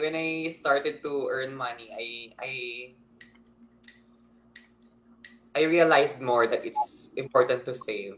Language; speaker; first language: English; non-native, local second language; Filipino